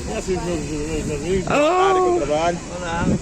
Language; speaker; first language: Portuguese; non-native, learner; Ukrainian